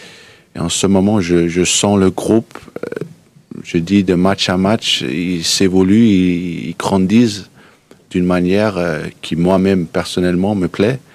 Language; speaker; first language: French; non-native, fluent; Danish